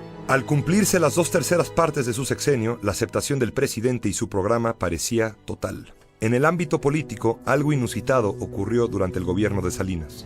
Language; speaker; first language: Spanish; native; Spanish